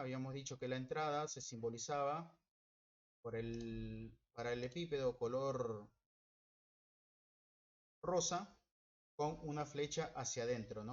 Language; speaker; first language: Spanish; native; Spanish